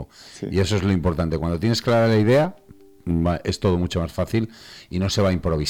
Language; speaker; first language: Spanish; native; Spanish